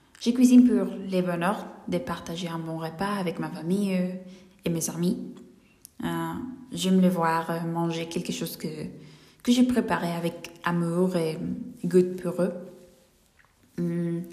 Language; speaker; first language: French; non-native, learner; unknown